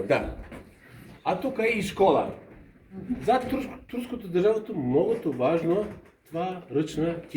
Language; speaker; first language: Bulgarian; non-native, learner; Serbian